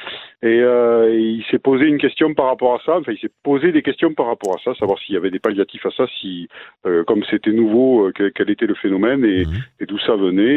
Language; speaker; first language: French; native; French